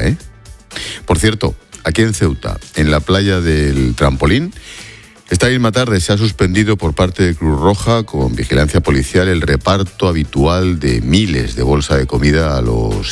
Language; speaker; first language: Spanish; native; Spanish